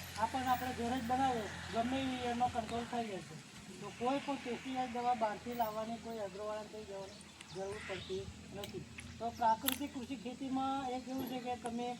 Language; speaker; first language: Gujarati; non-native, local second language; Rathawi